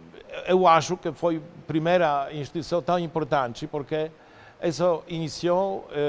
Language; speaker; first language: Portuguese; non-native, fluent; Polish